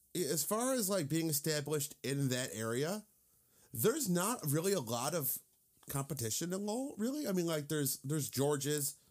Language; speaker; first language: English; native; English